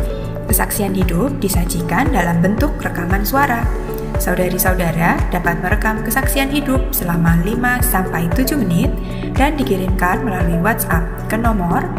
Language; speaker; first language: Indonesian; native; Indonesian